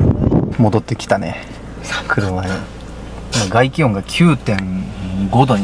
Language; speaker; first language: Japanese; native; Japanese